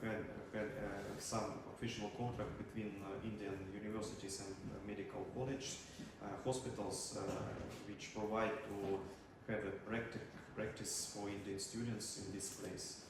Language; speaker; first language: English; non-native, learner; Russian